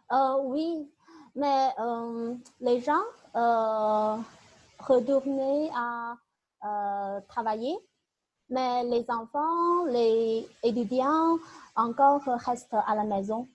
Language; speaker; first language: French; non-native, learner; Chinese